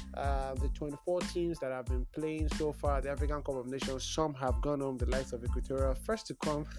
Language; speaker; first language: English; non-native, local second language; Yoruba